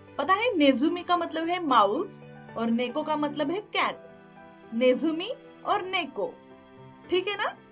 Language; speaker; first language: Hindi; non-native, local second language; Marathi